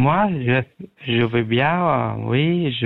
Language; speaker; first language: French; non-native, learner; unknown